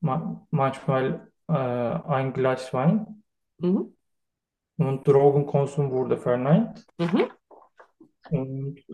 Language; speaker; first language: German; non-native, learner; Turkish